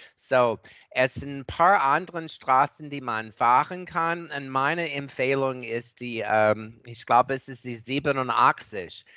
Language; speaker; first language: German; non-native, fluent; English